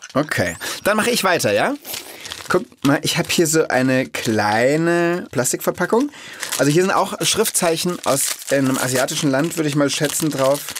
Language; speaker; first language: German; native; German